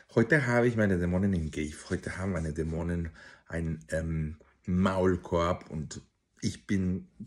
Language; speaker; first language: German; non-native, fluent; Spanish